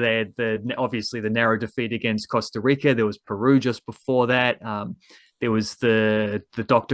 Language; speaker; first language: English; native; English